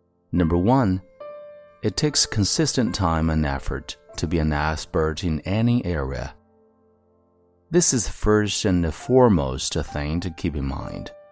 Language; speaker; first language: English; non-native, fluent; Chinese